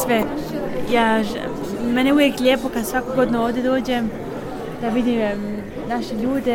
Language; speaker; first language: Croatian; early bilingual, heritage; Bosnian